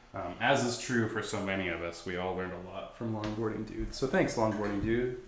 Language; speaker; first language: English; native; English